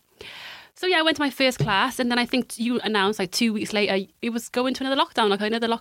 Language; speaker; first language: English; native; English